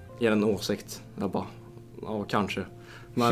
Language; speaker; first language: Swedish; native; Swedish